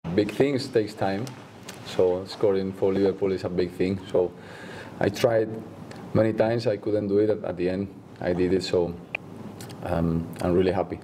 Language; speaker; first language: English; non-native, fluent; Spanish